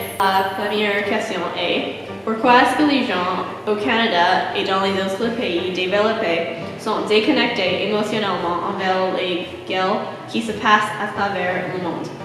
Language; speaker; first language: French; non-native, learner; English